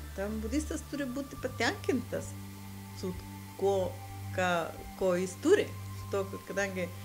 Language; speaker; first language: Lithuanian; non-native, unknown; Spanish